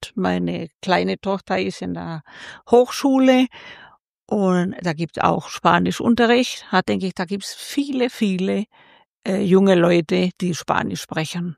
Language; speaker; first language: German; non-native, fluent; Spanish